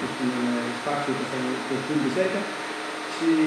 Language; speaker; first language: Romanian; non-native, learner; Greek